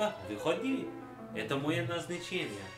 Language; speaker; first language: Russian; non-native, learner; English